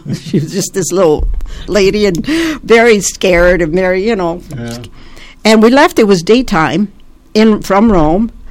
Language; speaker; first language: English; early bilingual, other home language; Italian